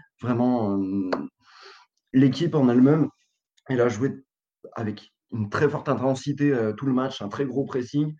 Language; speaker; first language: French; native; French